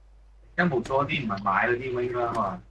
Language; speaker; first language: Chinese; native; Chinese